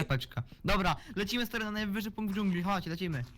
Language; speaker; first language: Polish; native; Polish